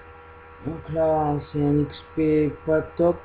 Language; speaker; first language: French; native; French